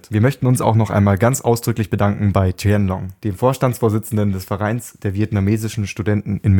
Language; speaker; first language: German; native; German